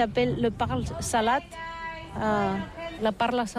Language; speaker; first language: French; non-native, learner; Catalan